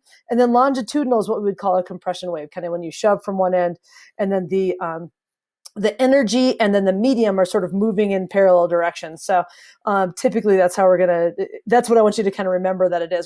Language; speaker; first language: English; native; English